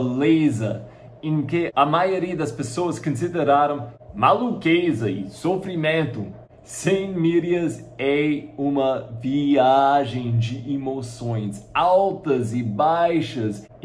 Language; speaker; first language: Portuguese; non-native, fluent; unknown